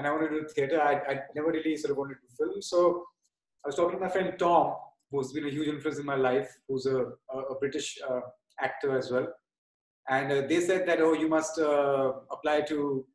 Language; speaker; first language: English; non-native, local second language; Bangla